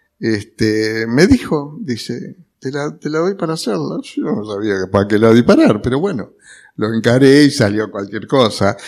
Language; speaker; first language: Spanish; early bilingual, other home language; Italian